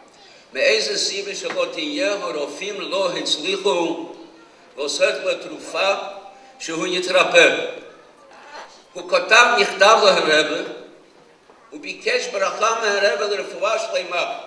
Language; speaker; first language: Hebrew; non-native, fluent; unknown